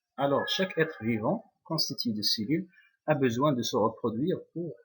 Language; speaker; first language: French; non-native, local second language; Arabic